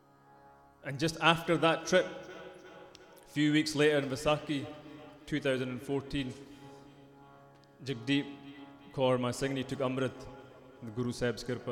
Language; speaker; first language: English; native; English